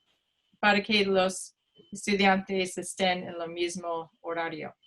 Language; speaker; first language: Spanish; non-native, fluent; English